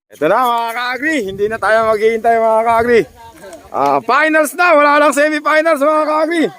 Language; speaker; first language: Filipino; native; Filipino